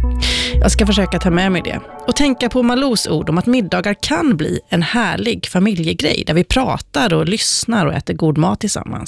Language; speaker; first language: Swedish; native; Swedish